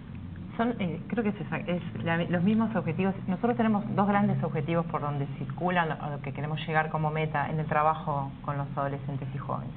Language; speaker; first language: Spanish; native; Spanish